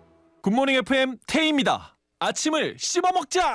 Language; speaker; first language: Korean; native; Korean